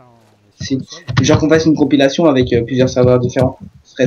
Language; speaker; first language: French; native; French